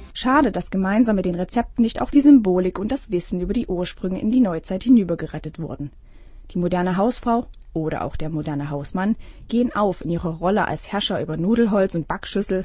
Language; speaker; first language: German; native; German